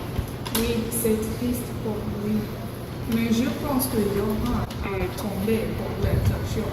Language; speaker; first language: French; non-native, learner; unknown